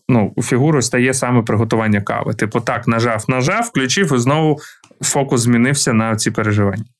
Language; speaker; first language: Ukrainian; non-native, local second language; Russian